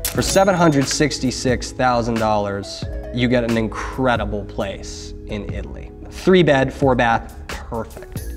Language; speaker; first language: English; native; English